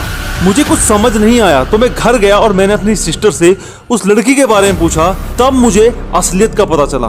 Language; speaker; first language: Hindi; native; Hindi